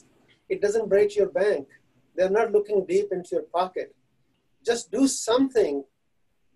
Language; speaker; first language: English; non-native, local second language; Hindi